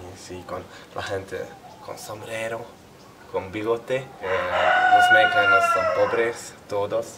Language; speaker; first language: Spanish; non-native, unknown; Hungarian